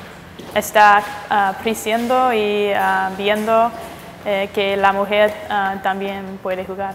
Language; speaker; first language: Spanish; non-native, fluent; English